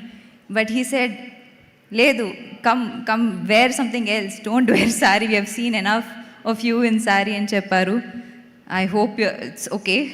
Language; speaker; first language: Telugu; non-native, local second language; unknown